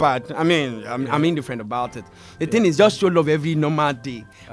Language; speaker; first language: English; non-native, local second language; Yoruba